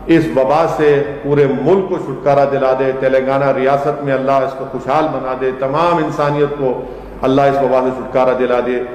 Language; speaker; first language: Urdu; native; Urdu